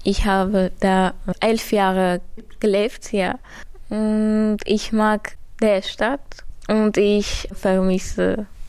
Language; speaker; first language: German; non-native, learner; Armenian